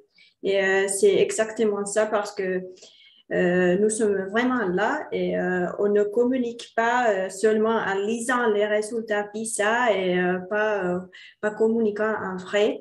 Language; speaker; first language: French; non-native, learner; Finnish